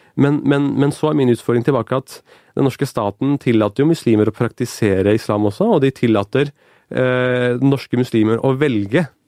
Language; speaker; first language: Norwegian; early bilingual, other home language; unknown